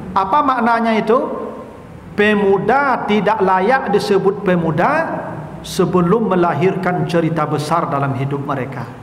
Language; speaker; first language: Malay; non-native, local second language; Minangkabau